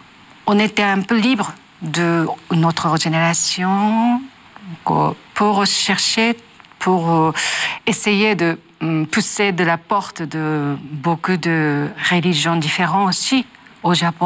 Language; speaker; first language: French; non-native, learner; Japanese